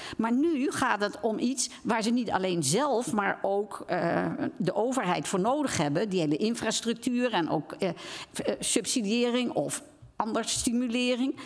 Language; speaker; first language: Dutch; native; Dutch